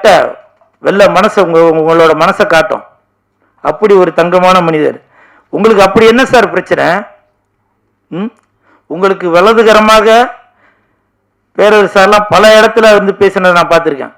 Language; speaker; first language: Tamil; native; Tamil